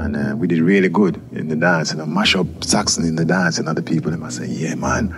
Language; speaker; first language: English; native; English